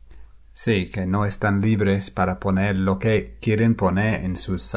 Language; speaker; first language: Spanish; non-native, fluent; English